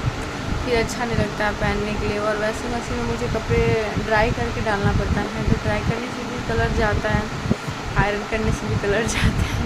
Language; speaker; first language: Hindi; native; Hindi